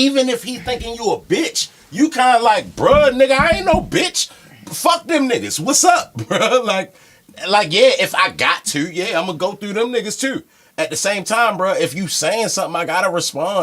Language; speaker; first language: English; native; English